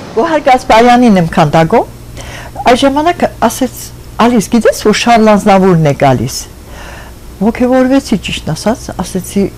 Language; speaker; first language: Armenian; early bilingual, other home language; French